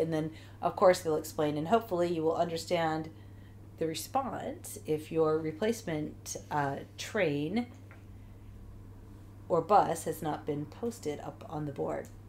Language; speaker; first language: English; native; English